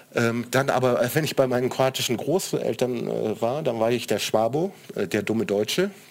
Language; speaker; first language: German; early bilingual, other home language; Croatian